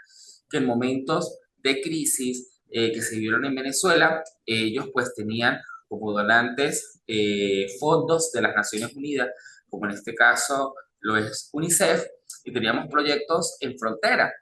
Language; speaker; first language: Spanish; native; Spanish